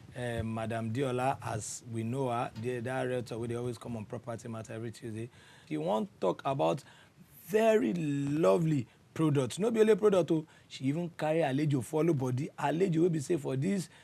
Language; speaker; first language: Nigerian Pidgin; native; Nigerian Pidgin